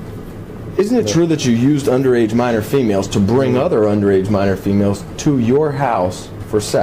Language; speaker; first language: English; native; English